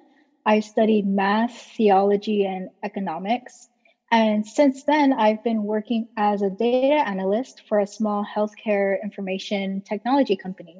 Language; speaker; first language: English; native; English